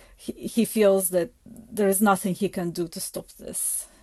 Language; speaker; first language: English; non-native, fluent; Ukrainian